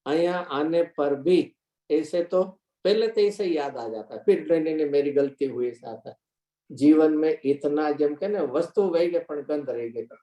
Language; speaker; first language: Hindi; non-native, local second language; Gujarati